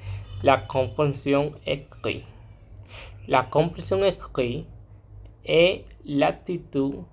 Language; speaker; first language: French; non-native, learner; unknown